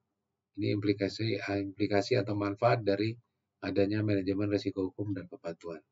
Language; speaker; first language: Indonesian; native; Indonesian